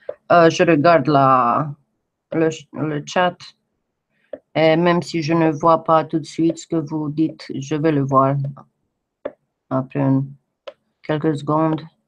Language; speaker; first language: French; non-native, fluent; English